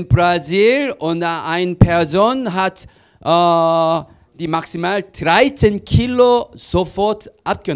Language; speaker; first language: German; non-native, learner; Korean